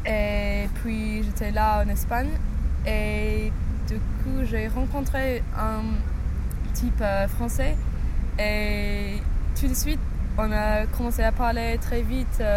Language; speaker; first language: French; non-native, fluent; English